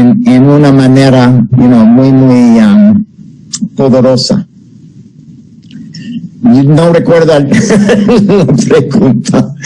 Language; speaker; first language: Spanish; non-native, fluent; English